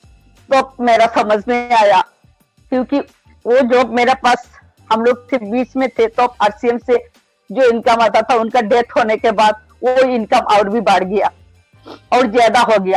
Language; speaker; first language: Hindi; non-native, local second language; Bangla